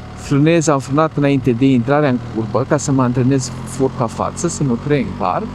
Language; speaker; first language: Romanian; native; Romanian